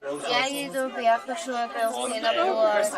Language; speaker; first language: Ukrainian; early bilingual, heritage; Ukrainian